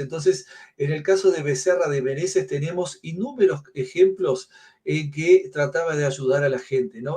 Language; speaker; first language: Spanish; native; Spanish